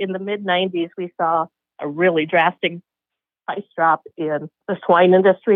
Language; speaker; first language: English; native; English